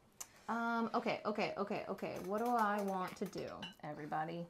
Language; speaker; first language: English; native; English